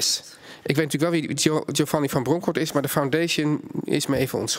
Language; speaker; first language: Dutch; native; Dutch